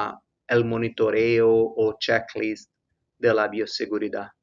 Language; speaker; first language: Spanish; non-native, fluent; Portuguese